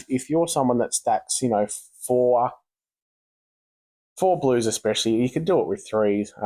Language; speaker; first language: English; native; English